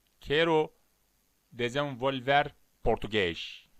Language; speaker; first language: Portuguese; non-native, learner; Turkish